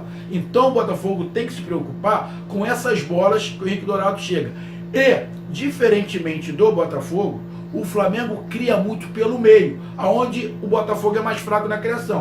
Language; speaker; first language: Portuguese; native; Portuguese